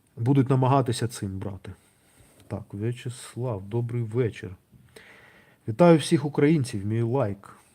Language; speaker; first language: Ukrainian; non-native, local second language; Russian